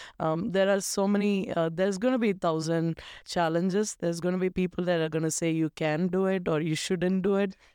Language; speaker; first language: English; non-native, local second language; Malayalam